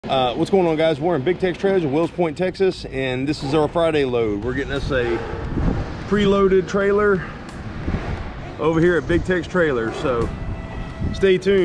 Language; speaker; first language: English; native; English